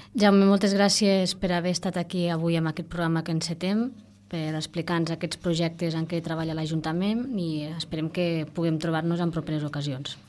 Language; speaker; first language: Catalan; native; Catalan